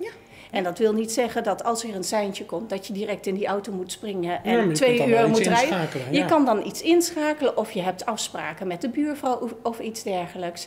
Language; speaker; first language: Dutch; native; Dutch